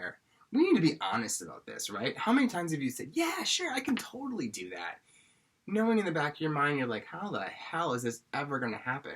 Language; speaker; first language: English; native; English